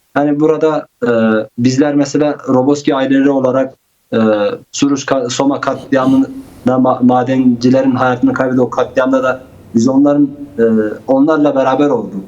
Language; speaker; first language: Turkish; non-native, local second language; Kurdish